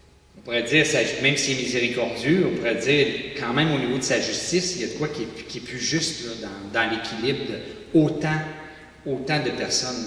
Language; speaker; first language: French; native; French